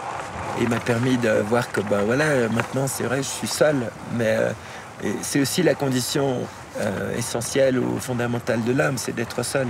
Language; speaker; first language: French; native; French